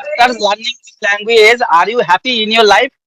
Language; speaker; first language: English; non-native, learner; Bangla